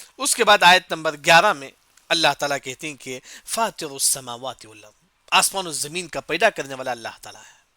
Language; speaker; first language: Urdu; native; Urdu